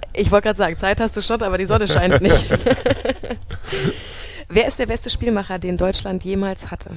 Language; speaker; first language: German; native; German